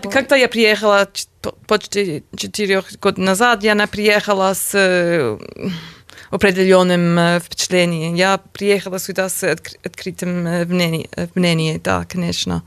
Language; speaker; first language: Russian; non-native, learner; English